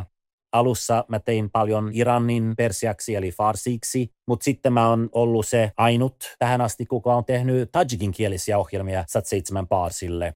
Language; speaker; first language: Finnish; early bilingual, other home language; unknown